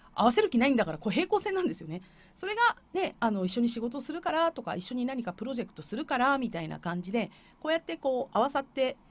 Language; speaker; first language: Japanese; native; Japanese